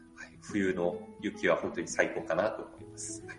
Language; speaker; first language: Japanese; non-native, fluent; Korean